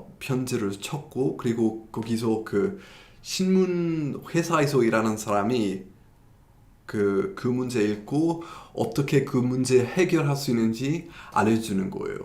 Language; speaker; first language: Korean; non-native, fluent; English